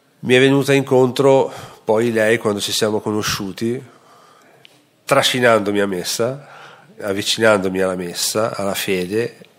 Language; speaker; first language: Italian; native; Italian